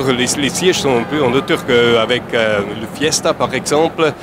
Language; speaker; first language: French; non-native, fluent; German